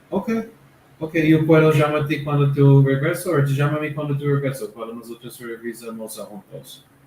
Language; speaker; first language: Spanish; non-native, learner; English